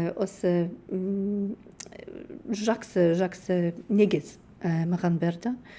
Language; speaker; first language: Kazakh; non-native, learner; English